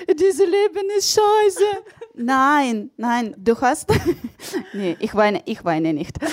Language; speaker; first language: German; non-native, learner; Ukrainian